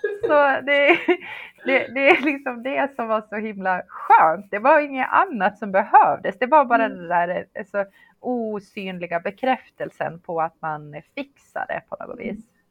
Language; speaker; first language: Swedish; native; Swedish